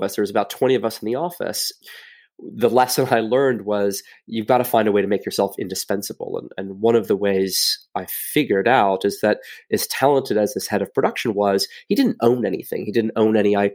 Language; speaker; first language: English; native; English